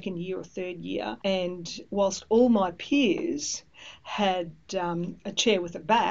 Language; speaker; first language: English; early bilingual, other home language; Greek